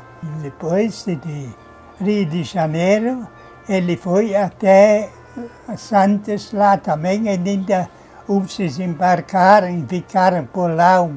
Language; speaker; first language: Portuguese; non-native, fluent; German